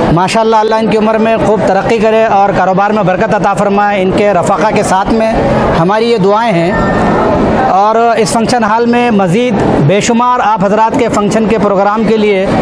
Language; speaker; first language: Urdu; native; Urdu